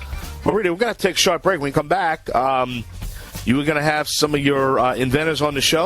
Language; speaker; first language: English; native; English